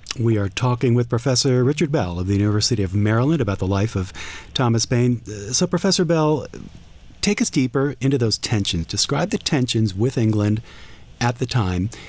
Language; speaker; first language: English; native; English